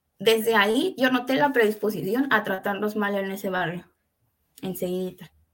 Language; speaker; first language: Spanish; native; Spanish